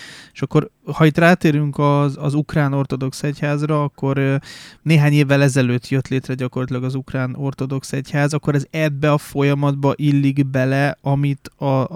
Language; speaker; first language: Hungarian; native; Hungarian